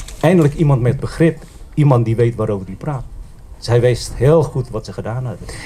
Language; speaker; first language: Dutch; early bilingual, other home language; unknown